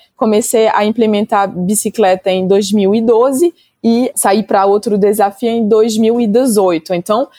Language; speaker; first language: Portuguese; non-native, fluent; French